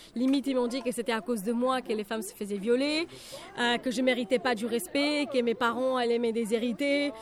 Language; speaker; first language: French; non-native, fluent; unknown